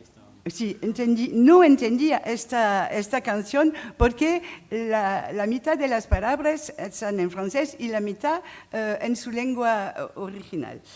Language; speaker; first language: Spanish; non-native, fluent; French